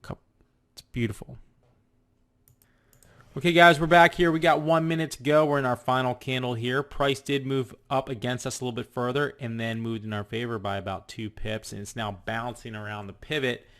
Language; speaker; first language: English; native; English